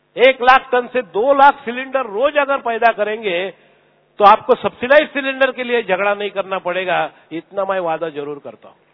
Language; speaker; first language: Hindi; non-native, local second language; Marathi